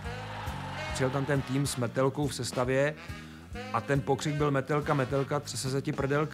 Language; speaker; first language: Czech; native; Czech